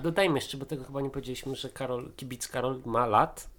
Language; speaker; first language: Polish; native; Polish